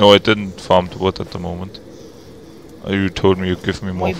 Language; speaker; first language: English; non-native, fluent; German